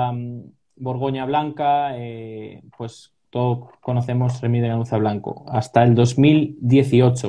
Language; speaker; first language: Spanish; native; Spanish